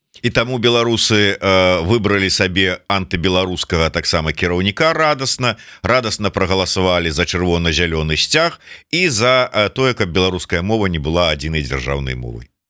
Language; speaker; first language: Belarusian; non-native, local second language; Russian